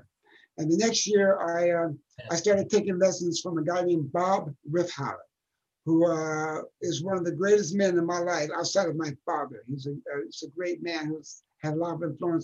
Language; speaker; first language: English; native; English